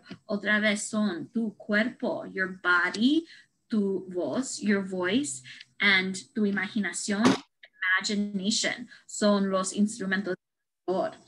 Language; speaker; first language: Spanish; non-native, learner; English